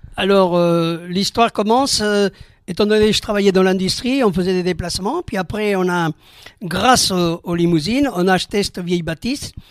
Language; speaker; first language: French; early bilingual, other home language; Spanish